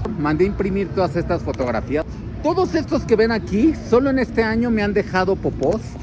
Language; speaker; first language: Spanish; native; Spanish